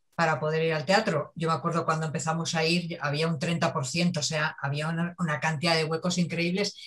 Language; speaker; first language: Spanish; native; Spanish